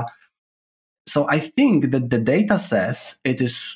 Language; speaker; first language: English; non-native, fluent; Polish